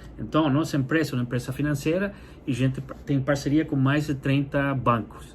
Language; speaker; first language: Portuguese; non-native, fluent; English